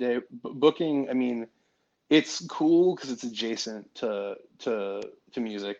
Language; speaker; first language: English; native; English